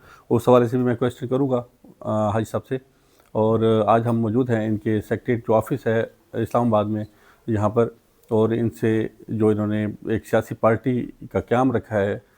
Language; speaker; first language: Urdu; non-native, local second language; Punjabi